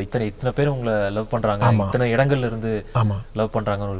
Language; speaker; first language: Tamil; native; Tamil